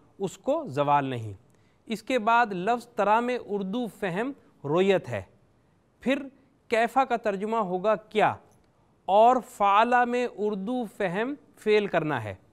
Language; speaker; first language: Urdu; native; Urdu